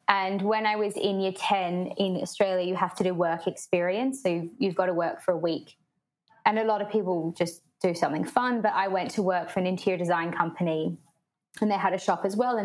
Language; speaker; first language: English; native; English